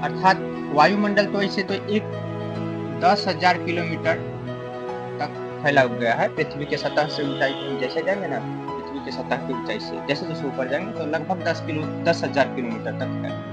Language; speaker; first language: Hindi; native; Hindi